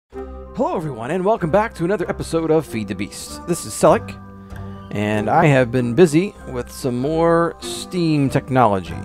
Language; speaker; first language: English; native; English